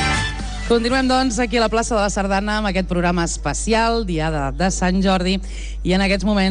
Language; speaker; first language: Catalan; native; Catalan